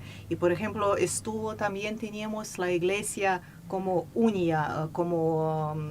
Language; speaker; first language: Spanish; non-native, fluent; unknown